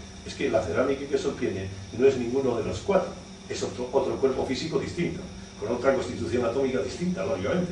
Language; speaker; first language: Spanish; native; Spanish